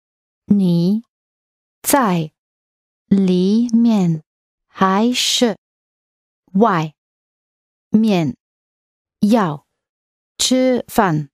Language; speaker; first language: Chinese; non-native, learner; English